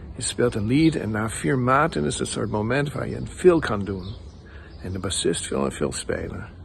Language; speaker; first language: Dutch; native; Dutch